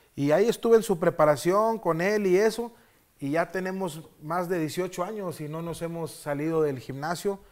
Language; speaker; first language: Spanish; early bilingual, heritage; Spanish